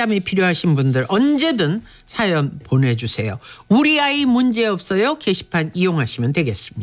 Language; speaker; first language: Korean; native; Korean